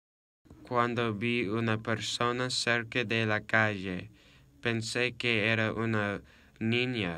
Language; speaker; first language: Spanish; non-native, learner; English